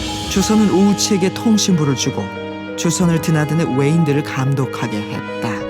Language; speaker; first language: Korean; native; Korean